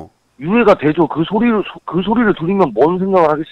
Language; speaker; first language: Korean; native; Korean